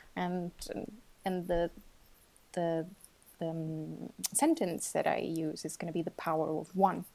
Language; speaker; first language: English; non-native, fluent; Portuguese